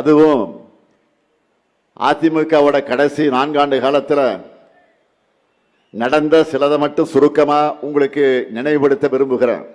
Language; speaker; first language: Tamil; native; Tamil